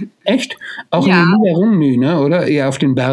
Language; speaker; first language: German; native; German